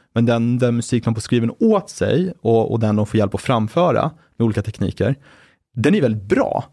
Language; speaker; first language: Swedish; native; Swedish